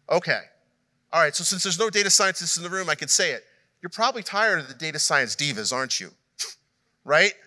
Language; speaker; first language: English; native; English